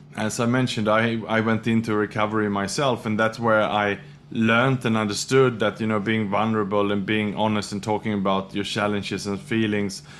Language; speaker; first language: English; non-native, fluent; Swedish